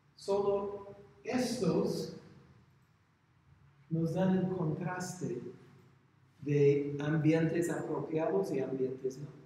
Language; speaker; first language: Spanish; non-native, fluent; English